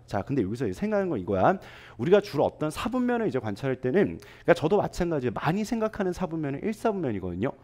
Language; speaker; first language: Korean; native; Korean